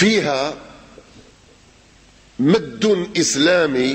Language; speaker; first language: Arabic; native; Arabic